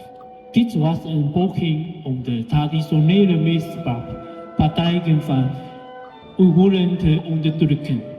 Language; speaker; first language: Dutch; non-native, learner; Cantonese